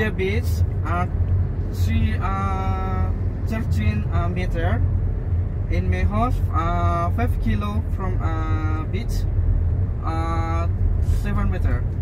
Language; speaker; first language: English; non-native, learner; Indonesian